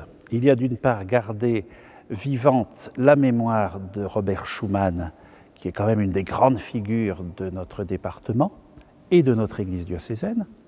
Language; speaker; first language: French; native; French